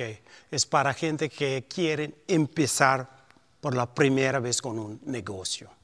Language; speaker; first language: Spanish; non-native, fluent; Papiamento